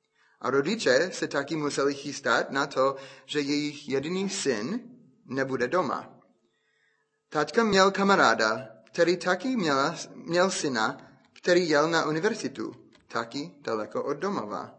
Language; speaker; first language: Czech; non-native, fluent; English